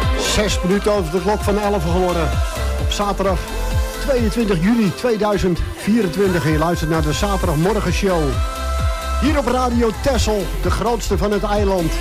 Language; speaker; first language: Dutch; native; Dutch